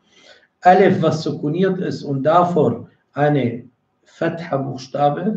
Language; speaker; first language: German; non-native, fluent; Arabic